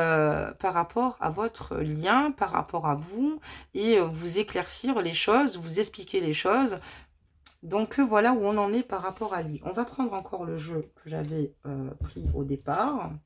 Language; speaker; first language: French; native; French